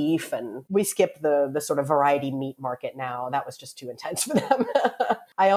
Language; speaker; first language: English; native; English